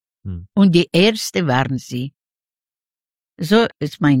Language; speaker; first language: German; non-native, learner; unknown